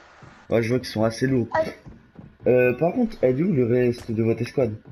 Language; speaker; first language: French; native; French